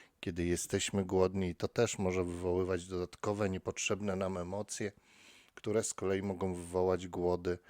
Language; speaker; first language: Polish; native; Polish